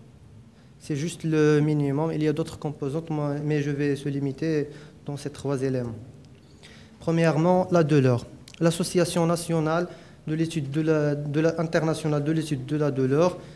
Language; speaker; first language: French; non-native, local second language; Arabic